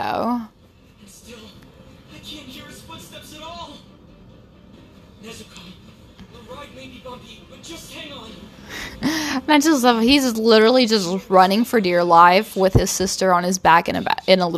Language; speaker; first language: English; non-native, fluent; Portuguese